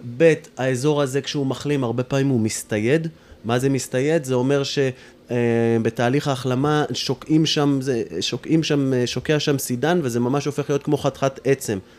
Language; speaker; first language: Hebrew; native; Hebrew